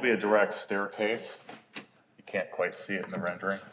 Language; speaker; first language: English; native; English